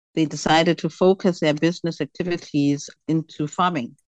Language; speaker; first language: English; non-native, local second language; Xhosa